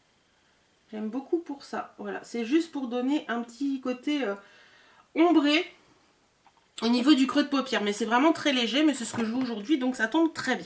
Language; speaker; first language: French; native; French